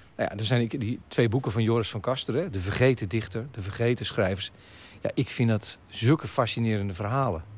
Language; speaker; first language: Dutch; native; Dutch